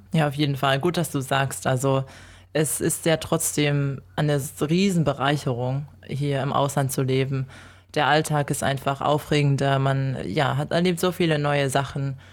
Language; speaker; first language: German; native; German